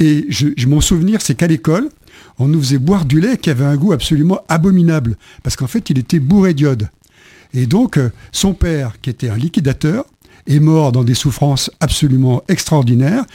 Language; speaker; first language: French; native; French